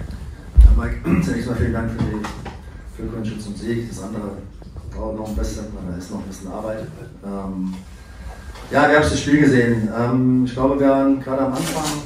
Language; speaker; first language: German; native; German